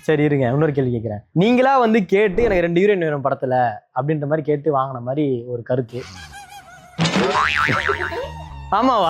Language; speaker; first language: Tamil; native; Tamil